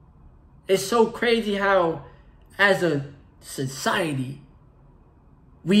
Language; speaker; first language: English; native; English